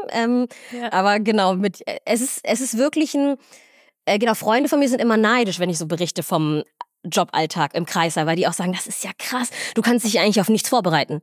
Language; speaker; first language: German; early bilingual, other home language; Somali